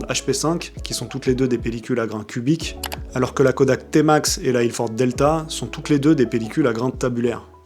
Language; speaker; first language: French; native; French